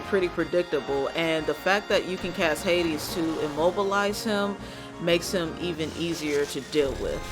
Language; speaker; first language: English; native; English